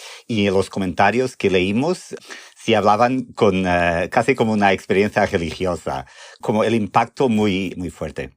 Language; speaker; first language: Spanish; non-native, fluent; Portuguese